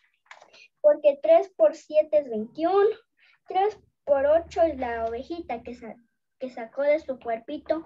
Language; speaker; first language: Spanish; native; Spanish